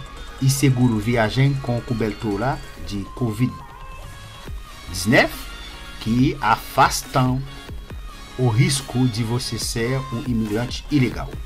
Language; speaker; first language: Portuguese; non-native, learner; Haitian Creole